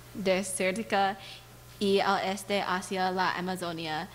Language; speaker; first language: Spanish; non-native, learner; English